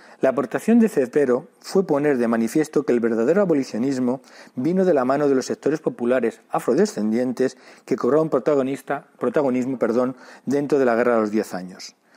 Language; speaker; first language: Spanish; native; Spanish